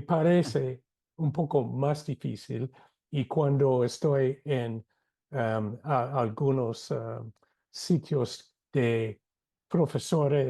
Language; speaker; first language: Spanish; non-native, fluent; English